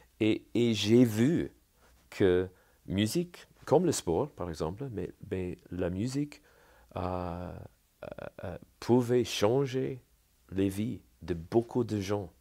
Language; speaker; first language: French; non-native, learner; English